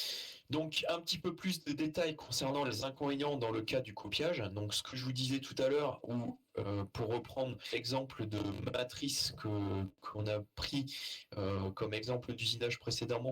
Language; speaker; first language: French; native; French